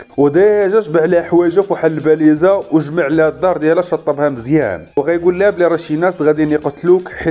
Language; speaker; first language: Arabic; native; Arabic